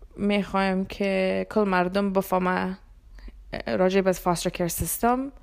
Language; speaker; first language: Persian; early bilingual, other home language; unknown